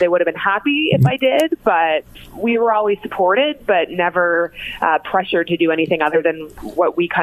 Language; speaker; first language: English; native; English